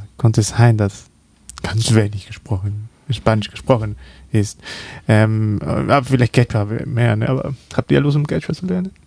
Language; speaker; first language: German; non-native, learner; Spanish